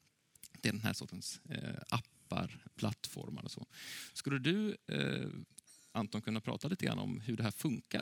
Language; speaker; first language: Swedish; native; Swedish